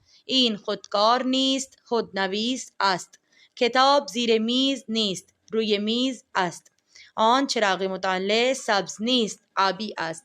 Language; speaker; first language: Persian; non-native, fluent; Urdu